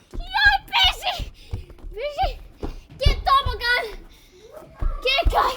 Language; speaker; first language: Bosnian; early bilingual, heritage; Bosnian